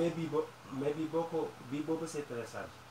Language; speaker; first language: English; non-native, learner; Wolof